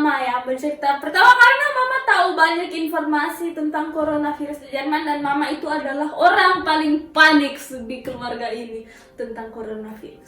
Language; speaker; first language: Indonesian; early bilingual, heritage; Indonesian